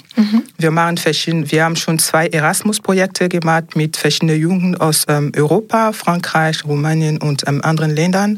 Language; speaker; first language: German; non-native, fluent; French